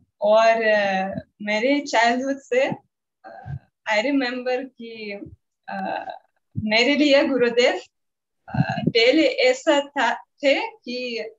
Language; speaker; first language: Hindi; non-native, learner; Russian